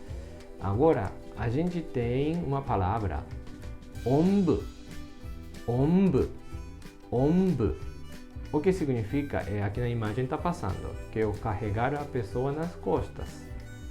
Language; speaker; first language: Portuguese; non-native, fluent; Japanese